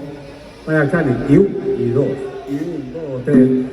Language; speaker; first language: Spanish; native; Spanish